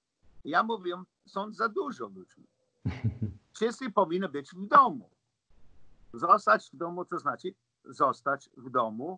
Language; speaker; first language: Polish; non-native, learner; English